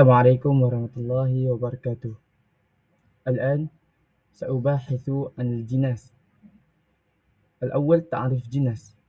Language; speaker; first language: Arabic; non-native, local second language; Malay